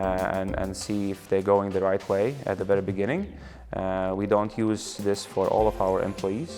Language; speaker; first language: English; non-native, fluent; Latvian